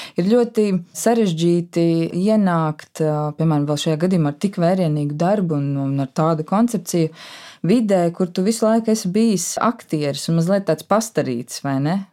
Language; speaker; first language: Latvian; native; Latvian